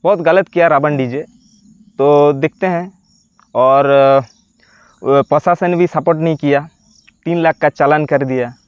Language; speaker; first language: Hindi; non-native, local second language; Bangla